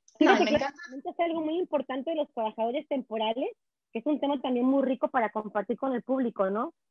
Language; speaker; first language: Spanish; native; Spanish